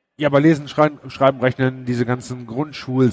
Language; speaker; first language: German; native; German